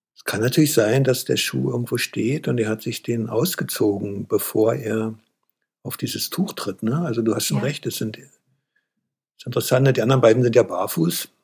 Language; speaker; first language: German; native; German